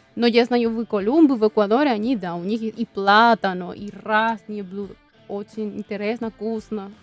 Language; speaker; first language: Russian; non-native, learner; Spanish